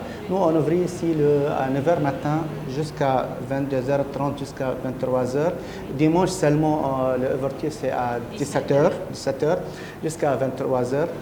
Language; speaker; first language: French; non-native, learner; Arabic